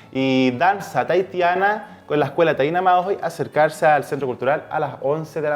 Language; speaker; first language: Spanish; native; Spanish